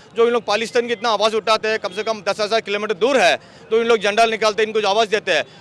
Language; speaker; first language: Hindi; non-native, local second language; Kannada